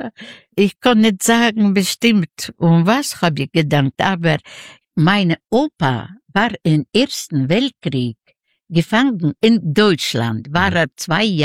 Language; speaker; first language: German; non-native, learner; Yiddish